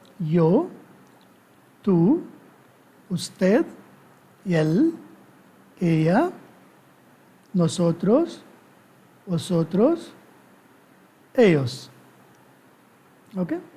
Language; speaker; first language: Spanish; non-native, learner; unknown